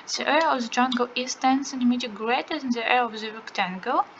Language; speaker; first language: English; non-native, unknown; Ukrainian